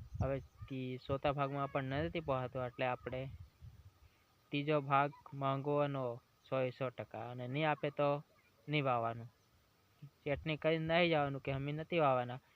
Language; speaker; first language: Gujarati; non-native, local second language; Bhili